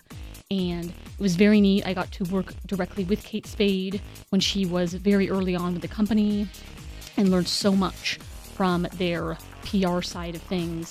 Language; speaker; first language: English; native; English